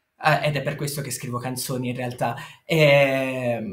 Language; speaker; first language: Italian; native; Italian